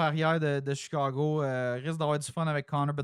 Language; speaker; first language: French; native; French